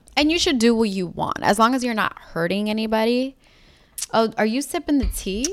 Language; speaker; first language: English; native; English